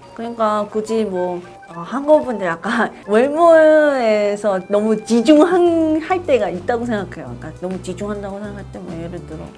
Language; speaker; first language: Korean; non-native, fluent; Chinese